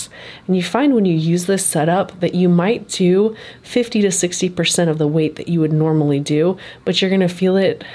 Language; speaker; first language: English; native; English